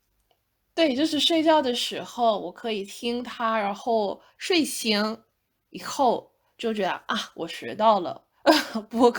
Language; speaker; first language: Chinese; non-native, fluent; English